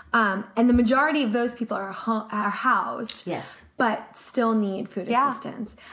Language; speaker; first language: English; native; English